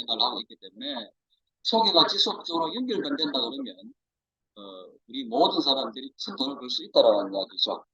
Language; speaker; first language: Korean; native; Korean